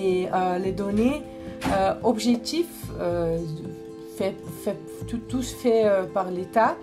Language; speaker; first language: French; non-native, fluent; Portuguese